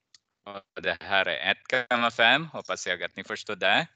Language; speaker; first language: Swedish; non-native, fluent; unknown